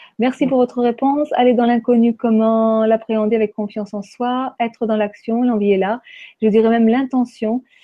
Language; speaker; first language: French; native; French